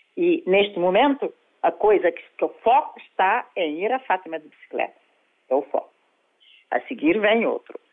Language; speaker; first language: Portuguese; non-native, local second language; Kabuverdianu